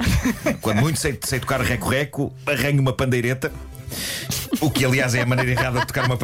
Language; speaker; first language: Portuguese; native; Portuguese